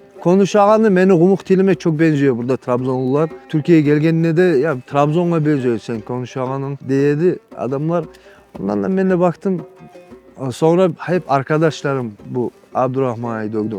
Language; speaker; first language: Turkish; non-native, learner; Kumyk